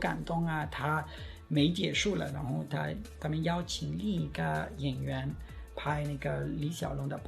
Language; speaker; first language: Chinese; non-native, fluent; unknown